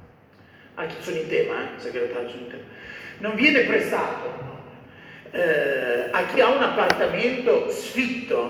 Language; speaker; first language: Italian; native; Italian